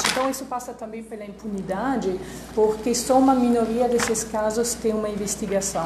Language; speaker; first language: Portuguese; non-native, fluent; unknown